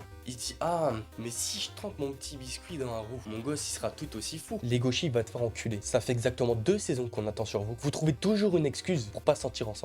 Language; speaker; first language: French; native; French